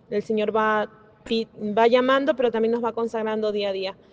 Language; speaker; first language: Spanish; native; Spanish